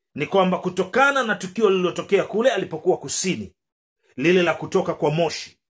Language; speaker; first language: Swahili; native; Swahili